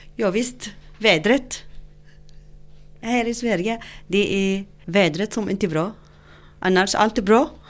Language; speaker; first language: Swedish; non-native, learner; Arabic